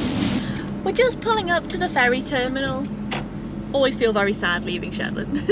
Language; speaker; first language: English; native; English